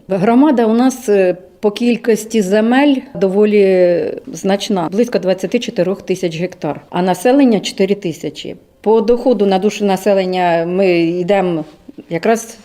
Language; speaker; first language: Ukrainian; native; Ukrainian